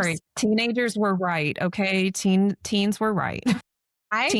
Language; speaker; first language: English; native; English